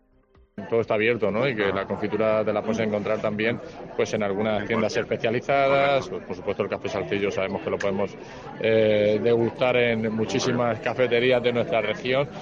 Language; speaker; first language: Spanish; native; Spanish